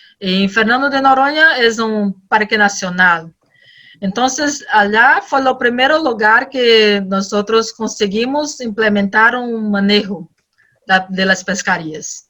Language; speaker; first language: Spanish; non-native, learner; Portuguese